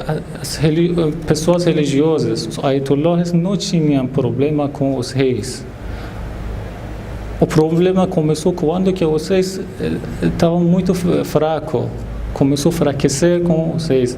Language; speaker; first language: Portuguese; non-native, fluent; Persian